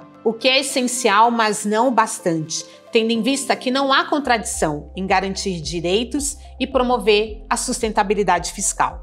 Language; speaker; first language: Portuguese; native; Portuguese